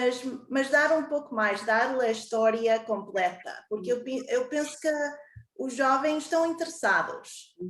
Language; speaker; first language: Portuguese; early bilingual, heritage; Portuguese